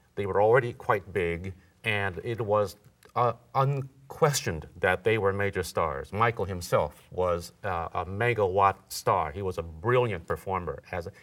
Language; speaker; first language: English; native; English